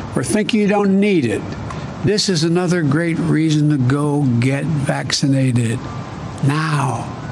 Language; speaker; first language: English; native; English